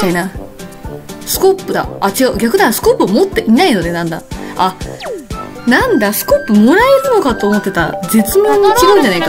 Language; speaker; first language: Japanese; native; Japanese